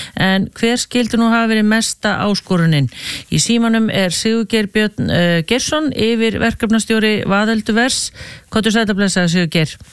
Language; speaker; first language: Icelandic; native; Icelandic